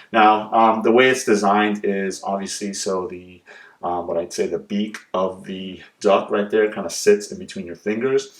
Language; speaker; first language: English; native; English